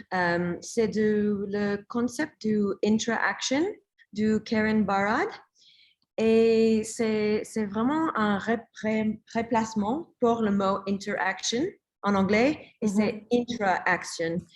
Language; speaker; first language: French; non-native, learner; English